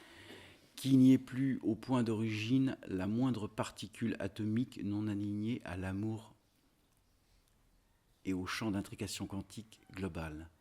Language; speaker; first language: French; native; French